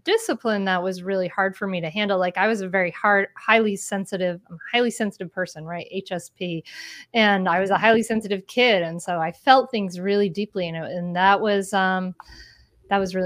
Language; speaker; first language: English; native; English